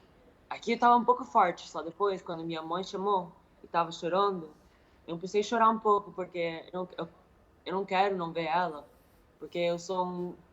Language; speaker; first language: Portuguese; early bilingual, heritage; Arabic